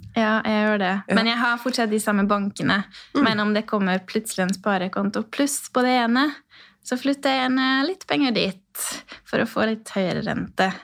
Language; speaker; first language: Norwegian; non-native, fluent; Romanian